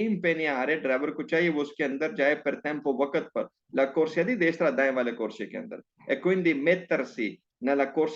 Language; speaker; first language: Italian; non-native, fluent; Urdu